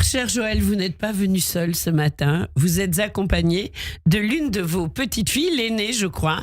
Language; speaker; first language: French; native; French